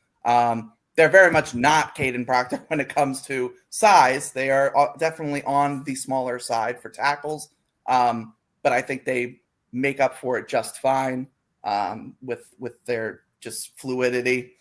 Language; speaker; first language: English; native; English